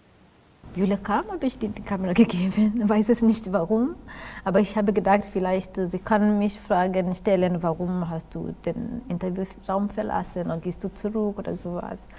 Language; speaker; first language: German; non-native, learner; Swahili